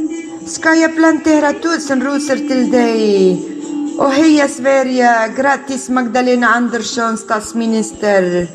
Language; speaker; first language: Swedish; non-native, learner; Kurdish